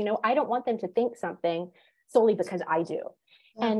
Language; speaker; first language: English; native; English